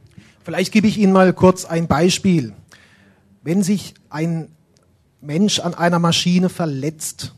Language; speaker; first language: German; native; German